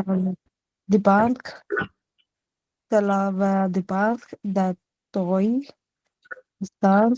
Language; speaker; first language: French; non-native, learner; Punjabi